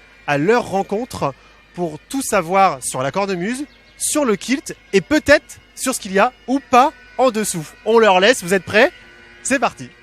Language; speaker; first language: French; native; French